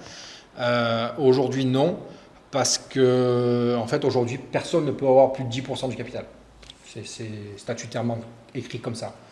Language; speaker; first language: French; native; French